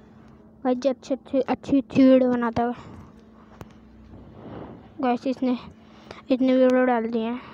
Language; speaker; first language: Hindi; native; Hindi